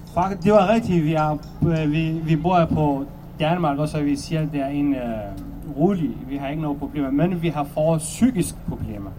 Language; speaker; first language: Danish; non-native, learner; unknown